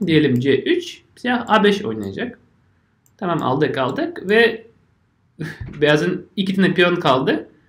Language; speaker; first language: Turkish; non-native, fluent; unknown